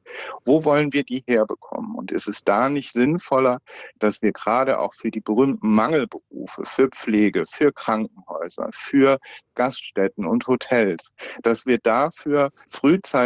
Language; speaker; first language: German; native; German